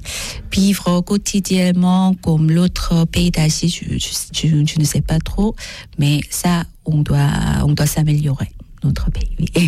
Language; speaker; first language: French; non-native, learner; Korean